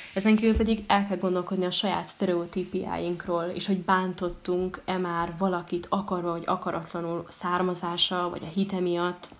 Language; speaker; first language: Hungarian; early bilingual, other home language; Arabic